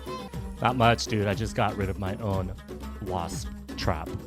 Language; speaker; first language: English; native; English